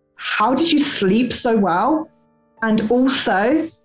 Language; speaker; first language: English; native; English